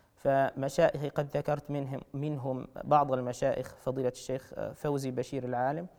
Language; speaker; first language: Arabic; native; Arabic